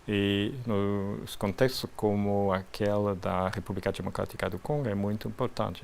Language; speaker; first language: Portuguese; non-native, fluent; French